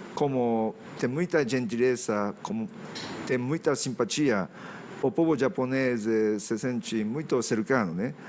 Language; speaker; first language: Portuguese; non-native, fluent; Japanese